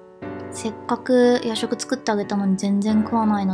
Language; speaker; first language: Japanese; native; Japanese